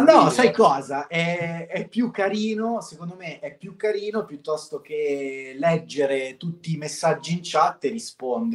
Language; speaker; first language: Italian; native; Italian